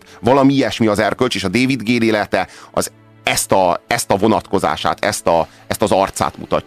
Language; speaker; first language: Hungarian; native; Hungarian